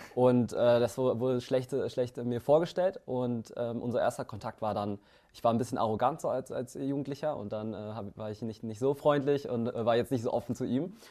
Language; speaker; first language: German; early bilingual, other home language; Vietnamese